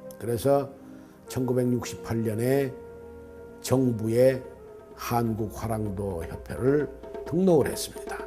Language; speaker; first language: Korean; native; Korean